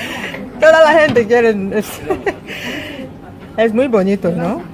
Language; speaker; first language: Spanish; non-native, fluent; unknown